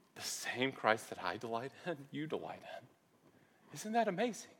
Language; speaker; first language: English; native; English